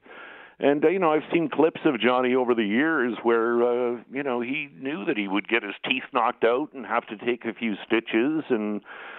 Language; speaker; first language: English; native; English